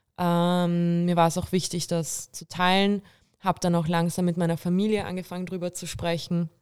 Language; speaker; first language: German; early bilingual, other home language; Bulgarian